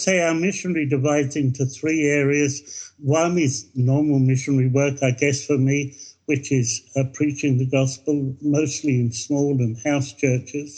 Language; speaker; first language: English; native; English